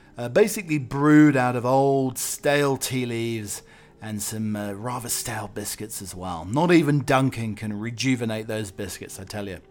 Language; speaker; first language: English; native; English